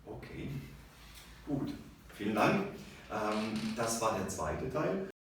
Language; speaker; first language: German; native; German